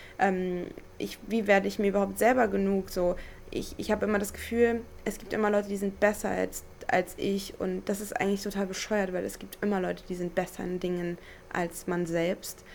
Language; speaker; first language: German; native; German